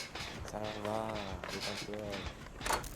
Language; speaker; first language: French; native; French